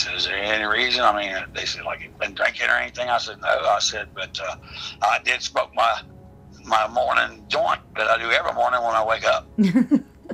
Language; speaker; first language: English; native; English